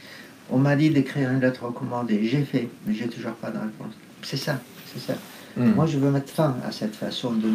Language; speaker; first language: French; non-native, fluent; Arabic